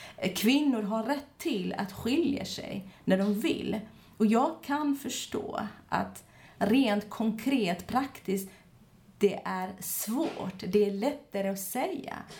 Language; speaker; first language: Swedish; non-native, fluent; Kurdish